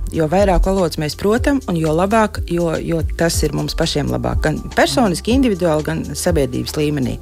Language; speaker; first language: Latvian; native; Latvian